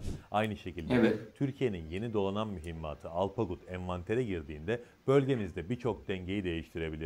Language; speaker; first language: Turkish; native; Turkish